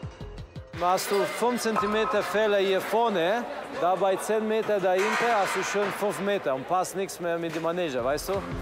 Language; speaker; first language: German; non-native, learner; Italian